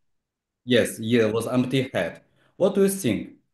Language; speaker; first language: English; non-native, learner; Chinese